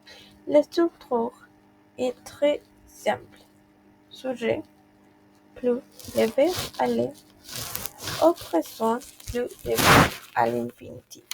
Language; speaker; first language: French; non-native, fluent; Spanish